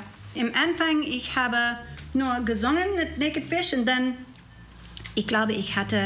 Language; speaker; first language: German; non-native, learner; English